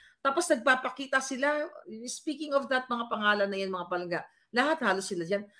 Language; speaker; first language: Filipino; non-native, local second language; Cebuano